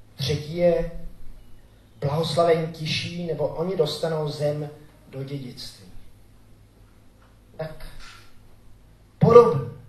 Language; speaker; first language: Czech; native; Czech